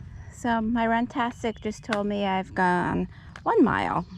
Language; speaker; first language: English; native; English